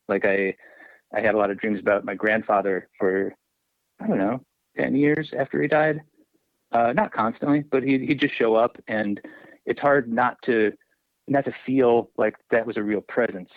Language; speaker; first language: English; native; English